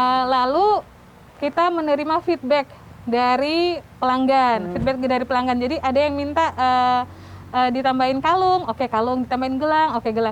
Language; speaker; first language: Indonesian; native; Indonesian